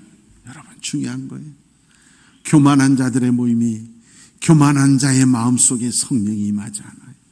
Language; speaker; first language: Korean; native; Korean